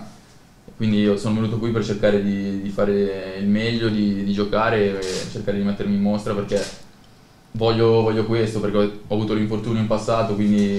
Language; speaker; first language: Italian; native; Italian